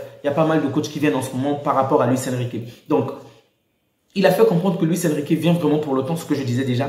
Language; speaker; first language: French; native; French